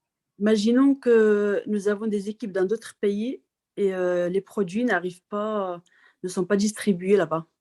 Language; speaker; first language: French; non-native, local second language; Arabic